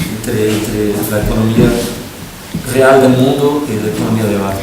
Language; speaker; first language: Spanish; non-native, fluent; Portuguese